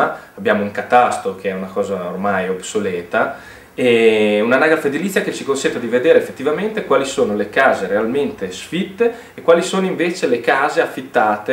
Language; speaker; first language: Italian; native; Italian